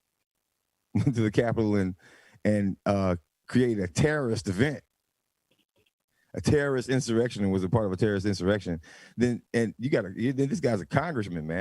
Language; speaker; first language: English; native; English